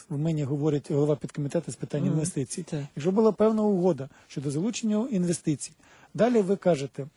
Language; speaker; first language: Ukrainian; native; Ukrainian